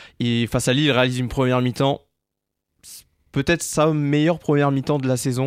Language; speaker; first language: French; native; French